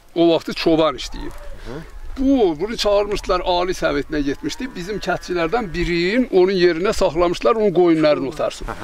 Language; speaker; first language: Azerbaijani; non-native, local second language; Talysh